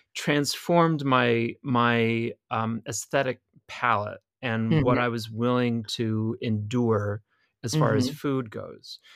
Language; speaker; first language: English; native; English